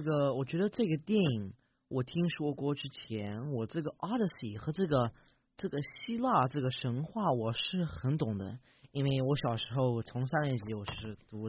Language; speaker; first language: Chinese; early bilingual, heritage; English